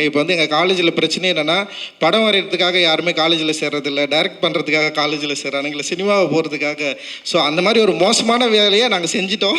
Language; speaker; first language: Tamil; native; Tamil